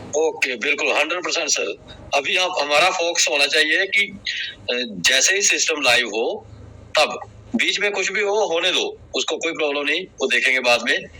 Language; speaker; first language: Hindi; native; Hindi